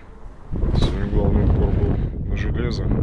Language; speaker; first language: Russian; native; Russian